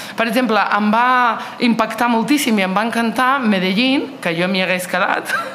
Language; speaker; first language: Catalan; early bilingual, other home language; Riffian